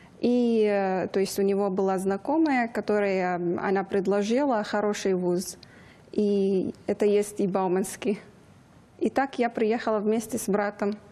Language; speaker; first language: Russian; non-native, fluent; Persian